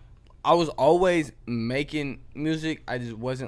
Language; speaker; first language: English; native; English